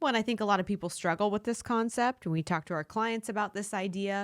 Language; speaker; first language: English; native; English